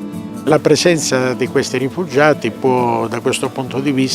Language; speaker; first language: Italian; native; Italian